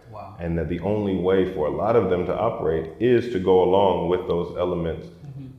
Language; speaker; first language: English; native; English